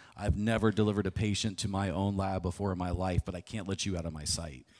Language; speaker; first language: English; native; English